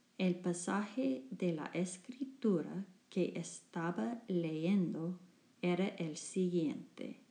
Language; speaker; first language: Spanish; non-native, learner; English